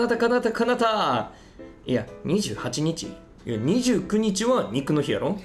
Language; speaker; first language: Japanese; native; Japanese